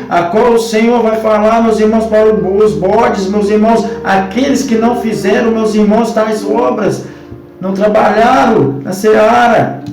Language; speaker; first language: Portuguese; native; Portuguese